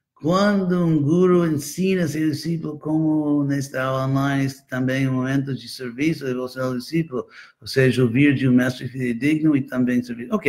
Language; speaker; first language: Portuguese; non-native, fluent; English